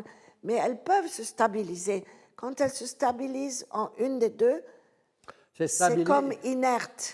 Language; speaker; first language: French; non-native, fluent; Italian